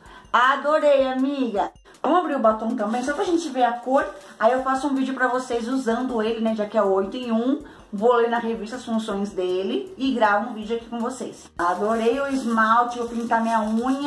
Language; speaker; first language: Portuguese; native; Portuguese